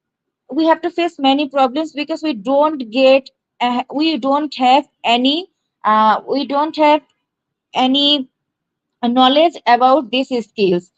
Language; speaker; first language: English; non-native, learner; Bangla